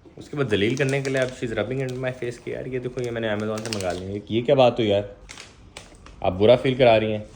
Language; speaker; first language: Urdu; native; Urdu